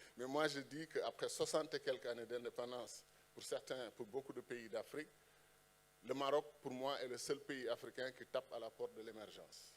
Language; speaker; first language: French; non-native, local second language; Wolof